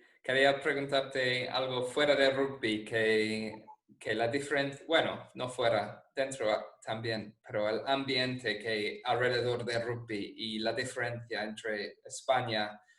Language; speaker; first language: Spanish; non-native, fluent; English